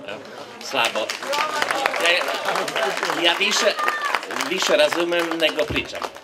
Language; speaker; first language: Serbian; non-native, learner; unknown